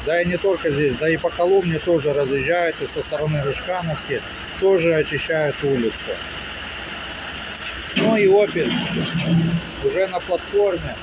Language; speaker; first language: Russian; native; Russian